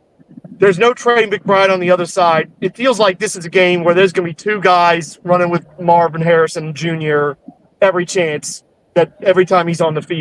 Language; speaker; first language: English; native; English